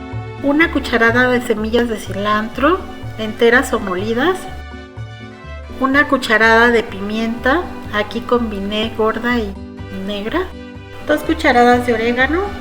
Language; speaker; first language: Spanish; native; Spanish